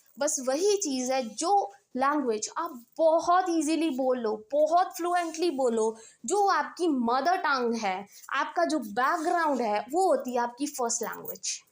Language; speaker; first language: Hindi; non-native, local second language; Punjabi